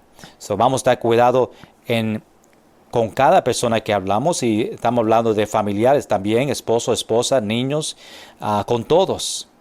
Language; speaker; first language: Spanish; non-native, fluent; English